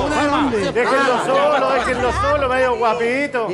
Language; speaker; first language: Spanish; native; Spanish